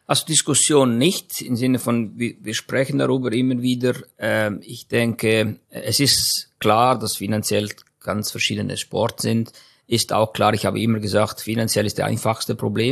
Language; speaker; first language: German; non-native, fluent; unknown